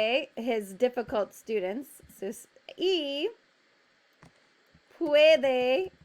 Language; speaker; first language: Spanish; non-native, fluent; English